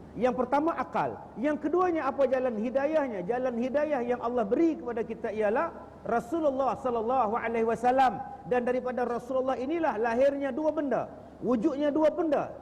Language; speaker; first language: Malay; native; Malay